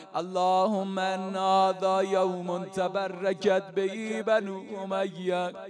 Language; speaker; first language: Arabic; non-native, fluent; Persian